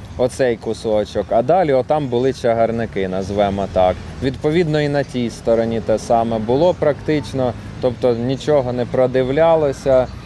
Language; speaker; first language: Ukrainian; native; Ukrainian